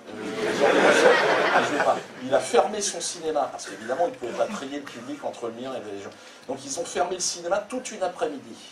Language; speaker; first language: French; native; French